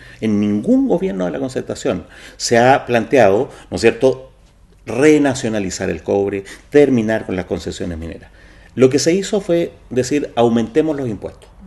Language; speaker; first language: Spanish; native; Spanish